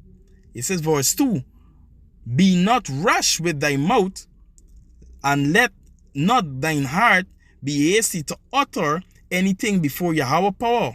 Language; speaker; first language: English; native; English